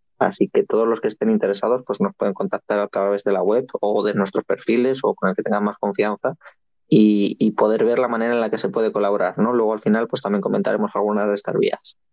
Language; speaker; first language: Spanish; native; Spanish